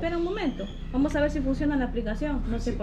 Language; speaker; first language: Spanish; native; Spanish